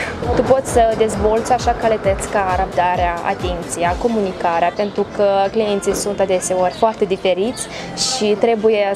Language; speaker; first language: Romanian; native; Romanian